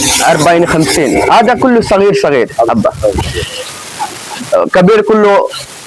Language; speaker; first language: Arabic; non-native, learner; Bangla